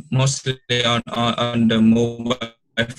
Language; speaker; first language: English; non-native, learner; Vietnamese